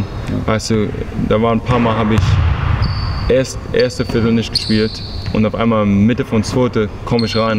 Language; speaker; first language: German; early bilingual, heritage; English